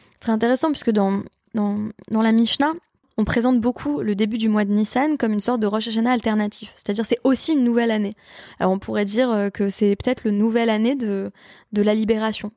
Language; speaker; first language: French; native; French